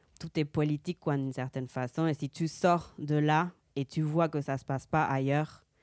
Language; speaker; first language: French; early bilingual, heritage; Spanish